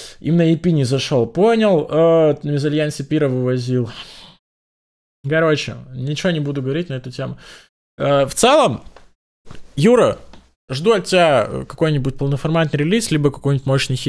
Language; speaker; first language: Russian; native; Russian